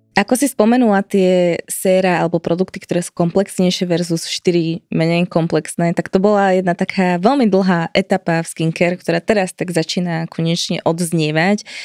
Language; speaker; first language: Slovak; native; Slovak